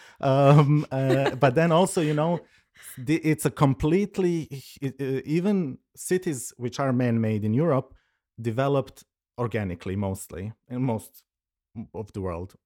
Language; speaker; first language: English; non-native, fluent; Serbian